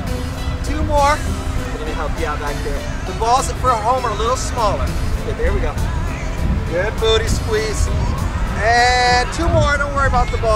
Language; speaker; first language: English; non-native, fluent; Portuguese